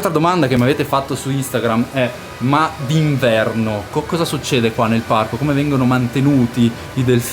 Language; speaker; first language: Italian; native; Italian